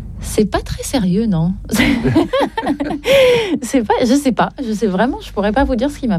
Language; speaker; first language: French; native; French